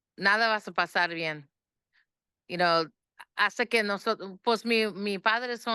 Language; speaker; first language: Spanish; early bilingual, heritage; Spanish